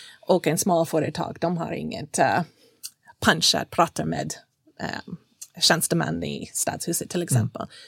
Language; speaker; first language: Swedish; non-native, fluent; English